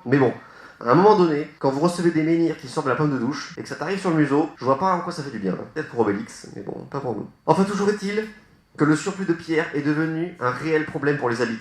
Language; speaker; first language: French; native; French